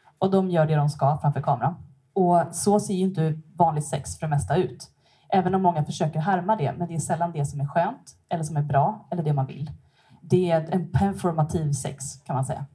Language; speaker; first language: Swedish; native; Swedish